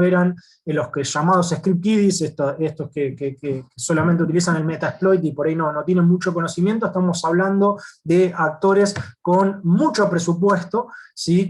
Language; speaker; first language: Spanish; native; Spanish